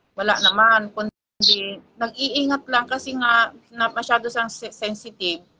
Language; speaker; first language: Filipino; native; Filipino